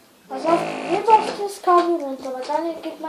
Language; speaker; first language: German; native; German